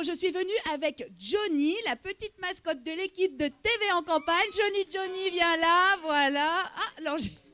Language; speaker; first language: French; native; French